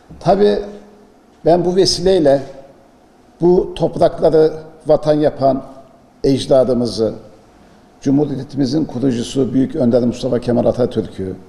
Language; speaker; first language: Turkish; native; Turkish